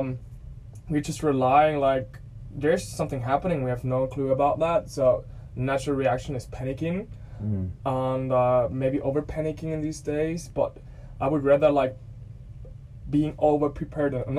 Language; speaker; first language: English; non-native, fluent; German